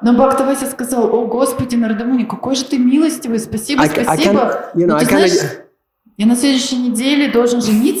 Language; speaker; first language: Russian; native; Russian